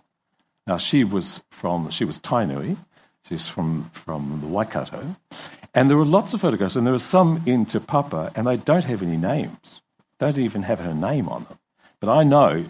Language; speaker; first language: English; native; English